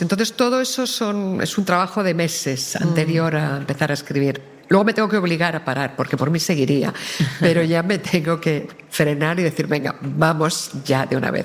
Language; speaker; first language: Spanish; native; Spanish